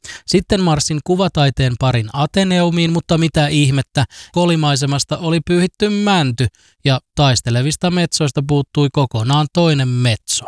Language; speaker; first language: Finnish; native; Finnish